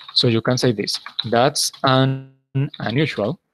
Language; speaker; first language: English; non-native, fluent; Spanish